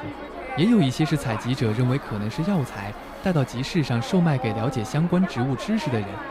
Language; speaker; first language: Chinese; native; Chinese